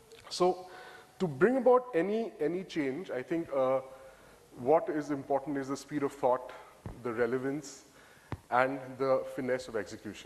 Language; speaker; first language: English; non-native, local second language; Bangla